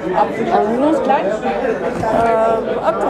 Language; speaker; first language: German; non-native, learner; Polish